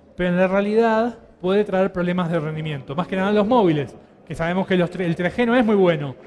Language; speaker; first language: Spanish; native; Spanish